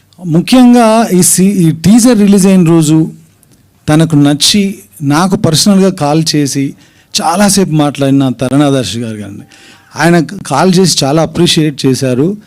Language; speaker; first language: Telugu; native; Telugu